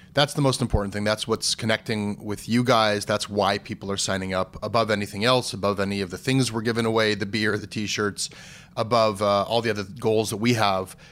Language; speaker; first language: English; native; English